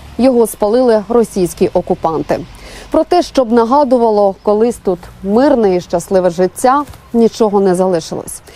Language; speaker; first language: Ukrainian; native; Ukrainian